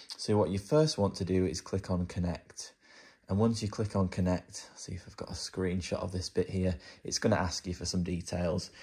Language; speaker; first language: English; native; English